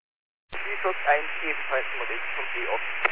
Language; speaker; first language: German; native; German